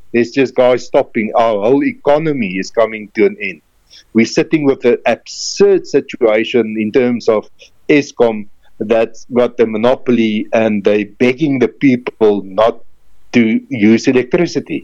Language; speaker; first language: English; non-native, local second language; Afrikaans